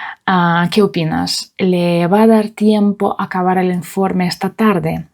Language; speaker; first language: Spanish; non-native, fluent; Russian